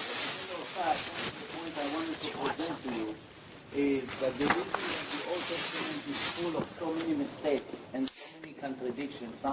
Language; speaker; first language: English; non-native, fluent; Hebrew